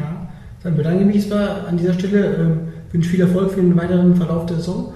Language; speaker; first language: German; native; German